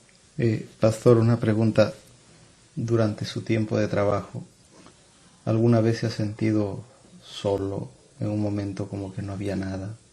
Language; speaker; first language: Spanish; native; Spanish